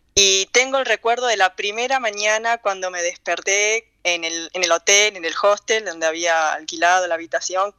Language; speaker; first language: Spanish; native; Spanish